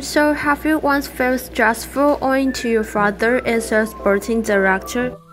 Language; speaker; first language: English; non-native, fluent; Chinese